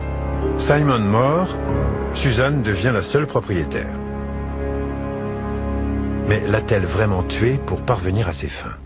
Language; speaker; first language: French; native; French